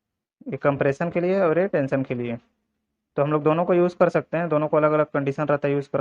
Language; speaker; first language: Hindi; native; Hindi